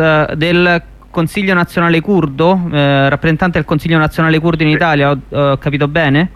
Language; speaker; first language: Italian; native; Italian